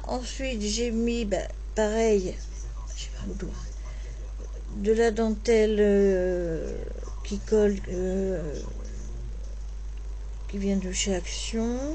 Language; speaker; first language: French; native; French